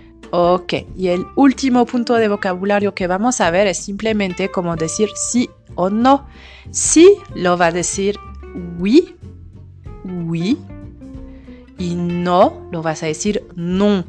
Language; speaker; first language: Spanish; non-native, fluent; French